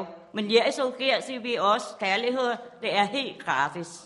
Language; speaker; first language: Danish; non-native, learner; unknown